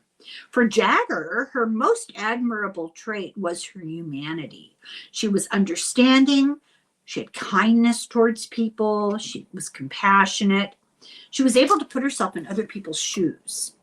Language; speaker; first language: English; native; English